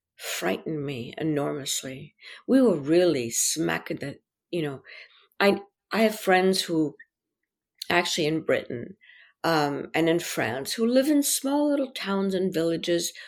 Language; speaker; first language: English; early bilingual, other home language; French